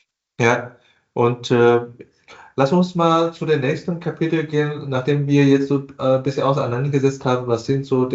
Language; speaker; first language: German; non-native, fluent; Chinese